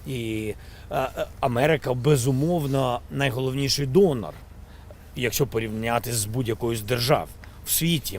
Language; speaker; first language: Ukrainian; non-native, local second language; Russian